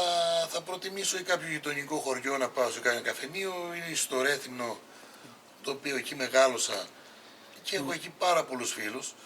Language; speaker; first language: Greek; native; Greek